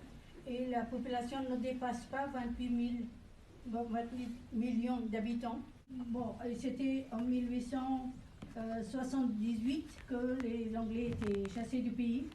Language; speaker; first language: French; non-native, fluent; Persian